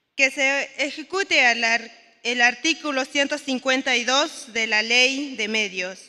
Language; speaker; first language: Spanish; native; Spanish